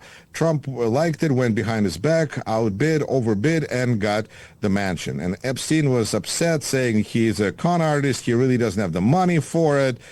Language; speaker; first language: English; non-native, fluent; Russian